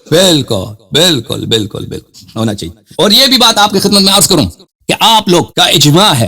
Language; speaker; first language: Urdu; non-native, fluent; Persian